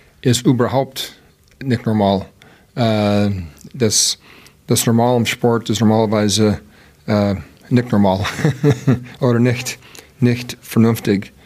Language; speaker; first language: German; non-native, learner; English